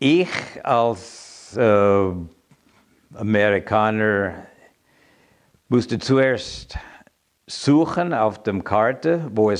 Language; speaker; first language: German; non-native, fluent; English